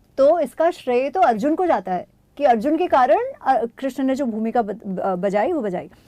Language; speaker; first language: Hindi; non-native, local second language; Gujarati